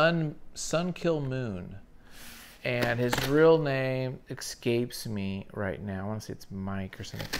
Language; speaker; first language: English; native; English